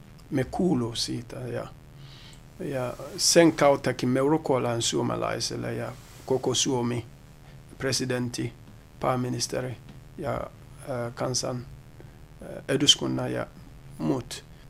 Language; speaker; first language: Finnish; non-native, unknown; Akan